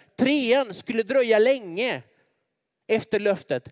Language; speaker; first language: Swedish; non-native, fluent; Spanish